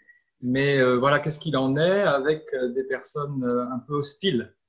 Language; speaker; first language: French; native; French